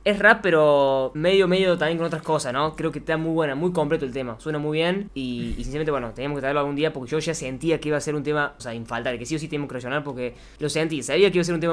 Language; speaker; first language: Spanish; native; Spanish